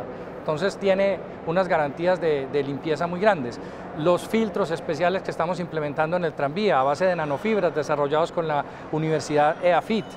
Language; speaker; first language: Spanish; native; Spanish